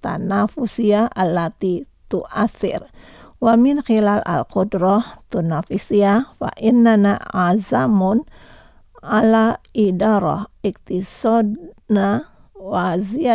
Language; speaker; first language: Arabic; non-native, fluent; Indonesian